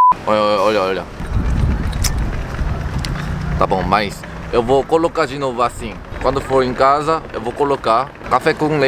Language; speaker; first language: Portuguese; non-native, learner; Korean